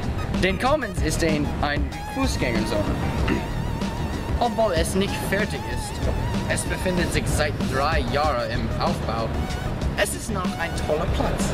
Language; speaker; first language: German; non-native, learner; English